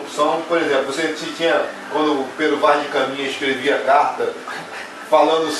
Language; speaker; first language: Portuguese; native; Portuguese